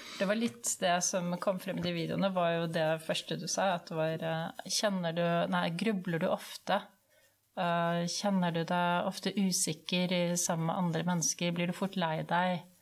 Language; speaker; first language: Norwegian; native; Norwegian